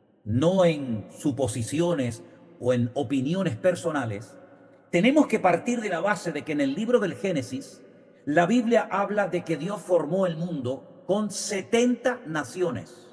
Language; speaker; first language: Spanish; native; Spanish